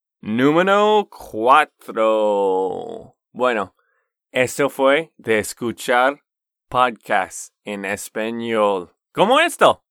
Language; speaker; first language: Spanish; non-native, fluent; English